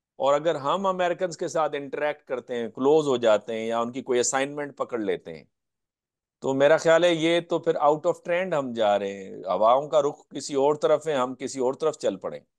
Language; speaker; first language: Urdu; non-native, local second language; Sindhi